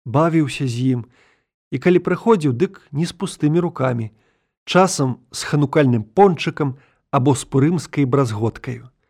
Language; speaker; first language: Belarusian; native; Belarusian